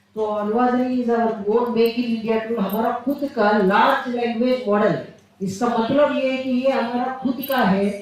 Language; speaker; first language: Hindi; non-native, local second language; Telugu